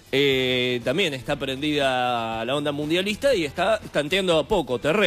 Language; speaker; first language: Spanish; native; Spanish